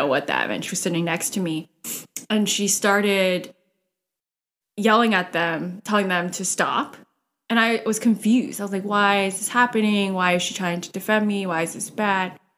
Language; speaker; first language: English; early bilingual, other home language; Cantonese